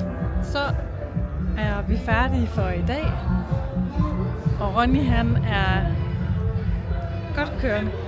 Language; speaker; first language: Danish; native; Danish